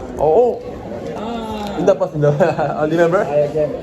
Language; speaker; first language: English; non-native, learner; Korean